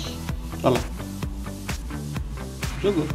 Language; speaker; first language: Portuguese; native; Portuguese